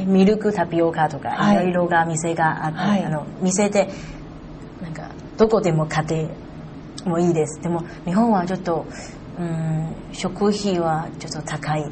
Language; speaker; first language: Japanese; non-native, learner; Chinese